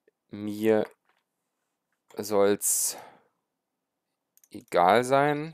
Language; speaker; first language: German; native; German